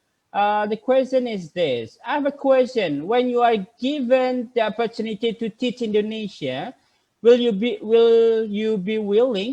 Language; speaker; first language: English; non-native, fluent; Indonesian